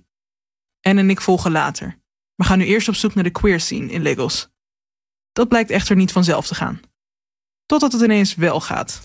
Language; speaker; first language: Dutch; native; Dutch